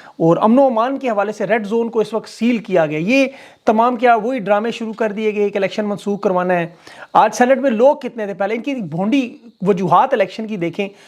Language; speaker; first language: Urdu; native; Urdu